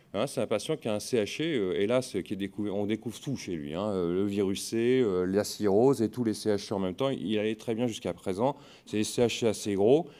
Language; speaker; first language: French; native; French